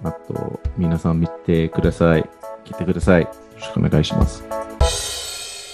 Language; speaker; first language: Japanese; non-native, learner; English